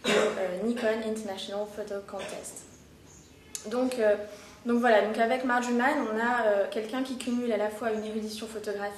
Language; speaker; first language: French; native; French